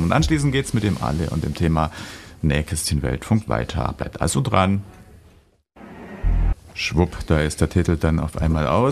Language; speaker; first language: German; native; German